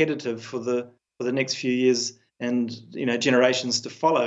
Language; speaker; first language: English; native; English